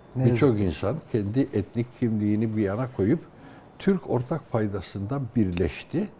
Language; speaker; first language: Turkish; native; Turkish